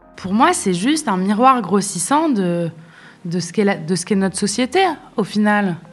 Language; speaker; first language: French; non-native, local second language; Arabic